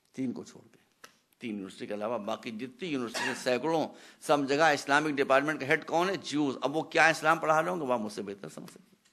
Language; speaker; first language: Hindi; native; Hindi